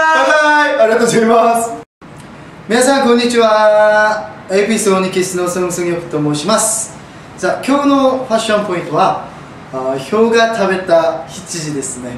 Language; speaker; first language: Japanese; non-native, learner; Korean